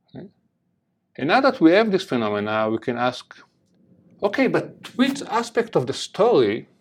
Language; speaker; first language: English; non-native, fluent; Hebrew